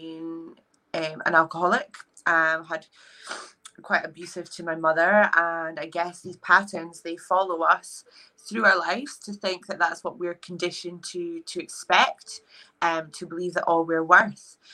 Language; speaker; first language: English; native; English